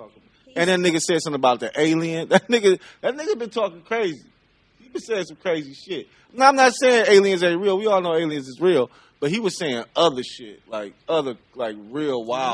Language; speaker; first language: English; native; English